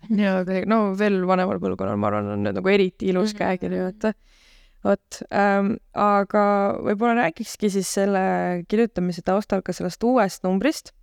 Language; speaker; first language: Estonian; native; Estonian